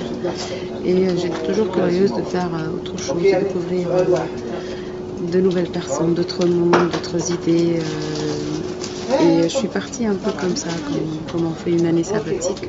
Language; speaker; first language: French; non-native, fluent; Arabic